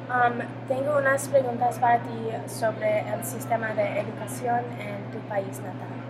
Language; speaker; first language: Spanish; non-native, learner; English